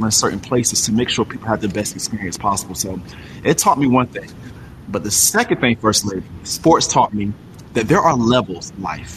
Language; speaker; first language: English; native; English